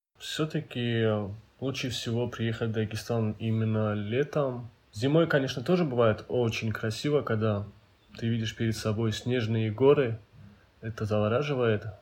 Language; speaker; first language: Russian; non-native, local second language; Avaric